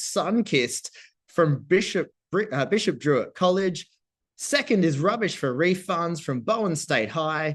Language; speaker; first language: English; native; English